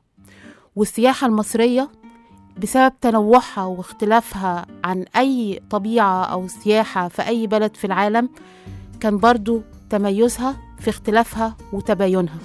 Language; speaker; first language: Arabic; native; Arabic